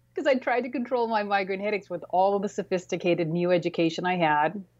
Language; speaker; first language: English; early bilingual, other home language; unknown